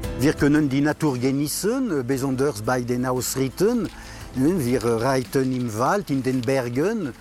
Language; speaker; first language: German; non-native, fluent; French